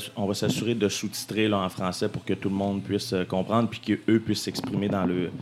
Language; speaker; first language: French; native; French